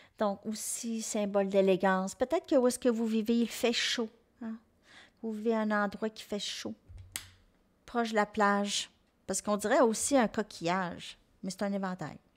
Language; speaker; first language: French; native; French